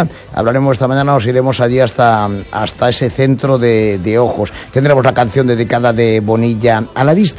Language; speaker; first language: Spanish; native; Spanish